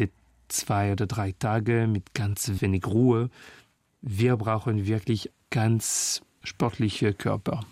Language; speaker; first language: German; non-native, fluent; French